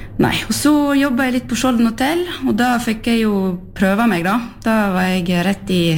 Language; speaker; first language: Norwegian; early bilingual, heritage; French